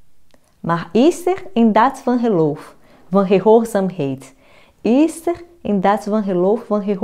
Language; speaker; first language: Dutch; non-native, fluent; Portuguese